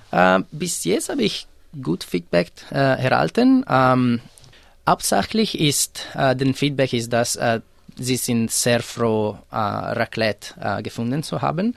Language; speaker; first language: German; non-native, local second language; Italian